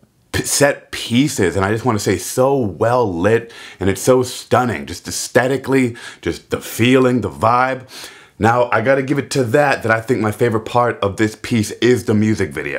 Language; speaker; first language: English; native; English